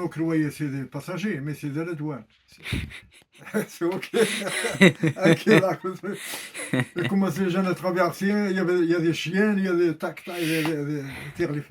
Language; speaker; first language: French; non-native, learner; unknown